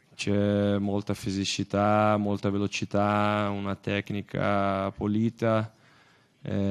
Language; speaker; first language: Italian; non-native, fluent; Portuguese